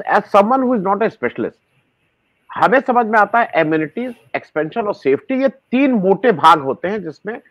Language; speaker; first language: Hindi; native; Hindi